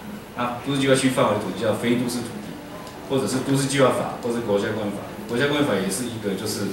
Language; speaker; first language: Chinese; native; Chinese